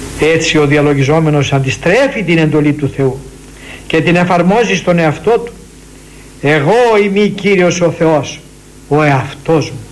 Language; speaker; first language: Greek; native; Greek